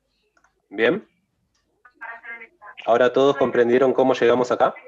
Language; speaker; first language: Spanish; native; Spanish